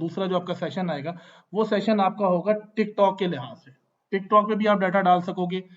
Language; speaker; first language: Urdu; non-native, local second language; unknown